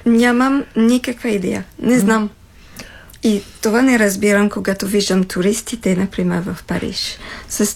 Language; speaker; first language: Bulgarian; non-native, fluent; French